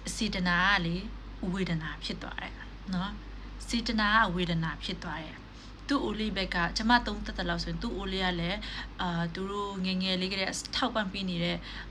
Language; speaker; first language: Burmese; non-native, local second language; Mizo